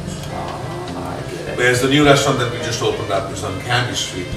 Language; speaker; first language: English; non-native, local second language; Punjabi